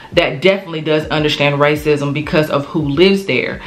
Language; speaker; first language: English; native; English